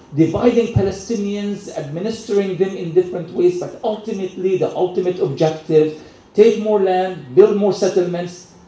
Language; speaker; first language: English; non-native, fluent; Arabic